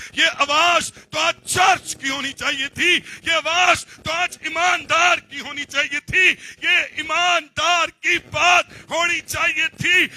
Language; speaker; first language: Urdu; non-native, local second language; Punjabi